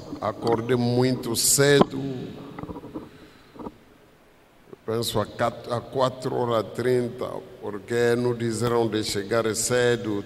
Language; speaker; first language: Portuguese; non-native, fluent; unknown